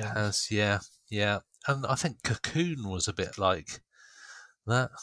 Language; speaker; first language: English; native; English